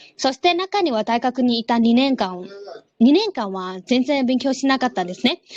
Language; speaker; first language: Japanese; non-native, fluent; Burmese